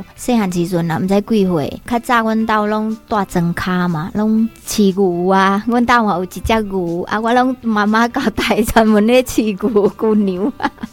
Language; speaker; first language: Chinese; non-native, fluent; Vietnamese